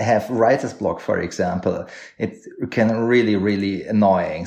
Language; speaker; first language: English; non-native, fluent; German